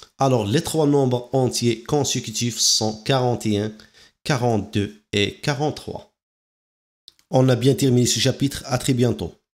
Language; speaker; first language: French; non-native, local second language; Arabic